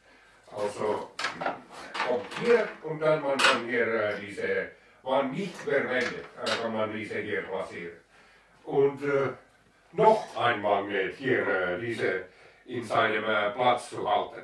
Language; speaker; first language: German; non-native, learner; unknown